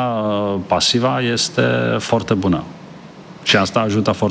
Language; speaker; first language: Romanian; non-native, learner; Czech